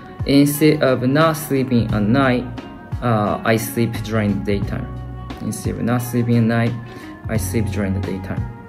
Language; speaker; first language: English; non-native, fluent; Japanese